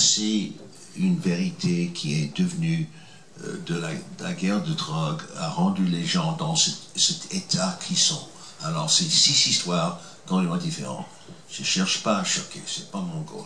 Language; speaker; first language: French; non-native, fluent; English